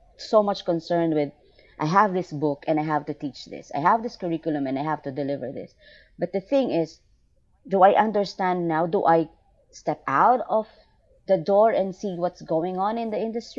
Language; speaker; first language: English; non-native, local second language; Filipino